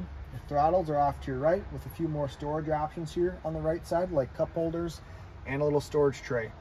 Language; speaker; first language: English; native; English